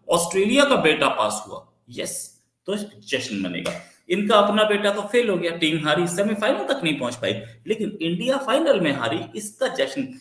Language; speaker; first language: Hindi; native; Hindi